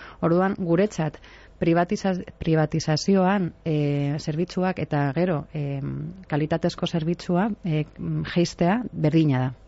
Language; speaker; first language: Basque; non-native, local second language; Spanish